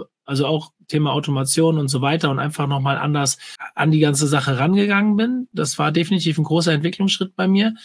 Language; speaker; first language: German; native; German